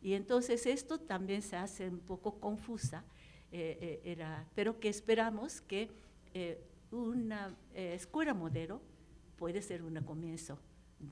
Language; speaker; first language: Spanish; non-native, fluent; Japanese